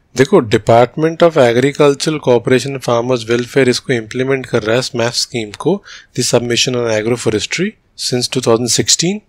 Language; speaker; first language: Hindi; native; Hindi